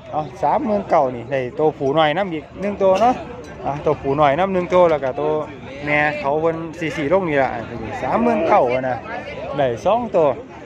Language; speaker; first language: Thai; native; Thai